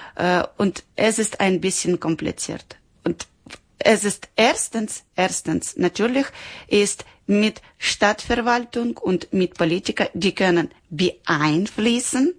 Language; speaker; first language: German; non-native, learner; Ukrainian